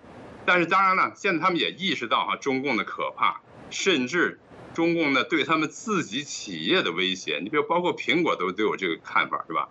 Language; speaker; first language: Chinese; native; Chinese